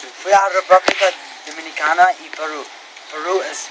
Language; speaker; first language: Spanish; non-native, learner; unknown